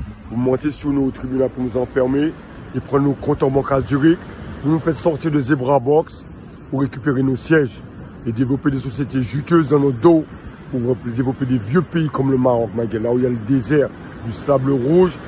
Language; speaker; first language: French; native; French